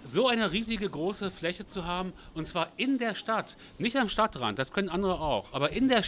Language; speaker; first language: German; native; German